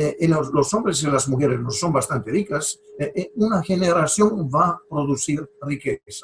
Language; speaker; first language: Spanish; non-native, fluent; Italian